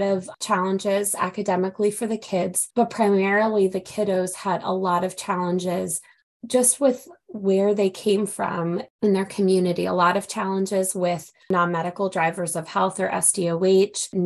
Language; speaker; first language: English; native; English